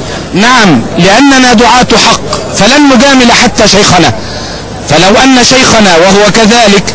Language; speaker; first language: Arabic; native; Arabic